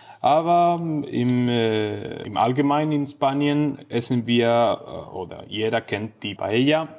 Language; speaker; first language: German; non-native, fluent; Spanish